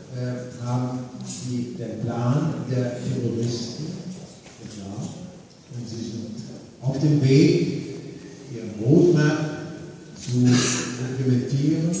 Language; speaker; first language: German; non-native, fluent; Arabic